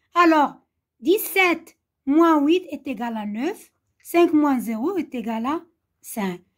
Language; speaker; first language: French; non-native, local second language; Arabic